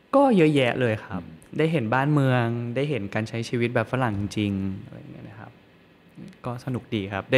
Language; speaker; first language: Thai; native; Thai